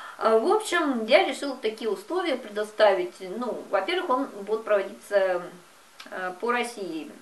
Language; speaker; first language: Russian; native; Russian